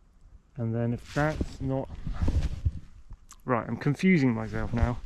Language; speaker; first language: English; native; English